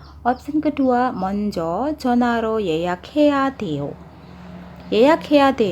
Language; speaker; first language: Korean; non-native, fluent; Indonesian